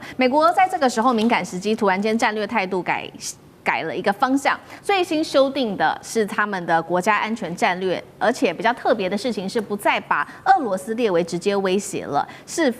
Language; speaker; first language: Chinese; native; Chinese